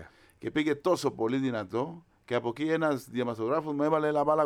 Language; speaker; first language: Greek; non-native, learner; Spanish